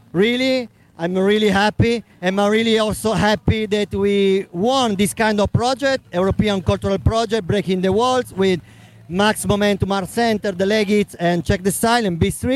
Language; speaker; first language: English; non-native, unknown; Italian